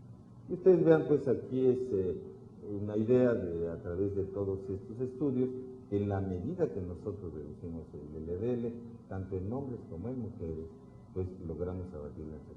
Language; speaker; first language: Spanish; native; Spanish